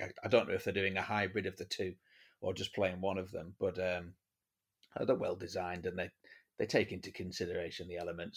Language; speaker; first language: English; native; English